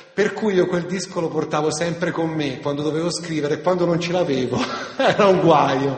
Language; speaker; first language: Italian; native; Italian